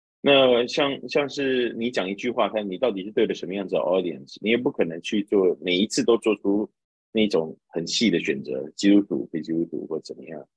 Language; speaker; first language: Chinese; native; Chinese